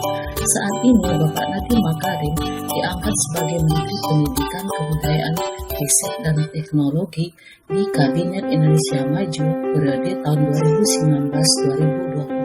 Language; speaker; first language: Indonesian; native; Indonesian